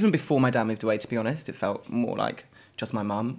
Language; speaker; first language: English; native; English